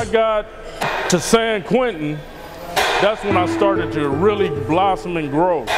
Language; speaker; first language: English; native; English